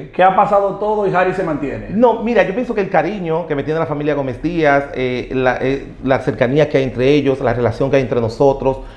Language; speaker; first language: Spanish; native; Spanish